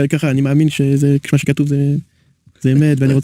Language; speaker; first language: Hebrew; non-native, learner; French